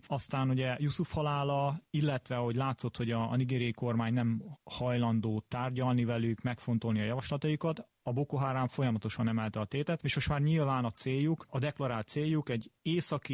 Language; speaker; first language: Hungarian; native; Hungarian